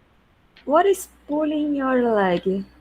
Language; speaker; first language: English; non-native, learner; Portuguese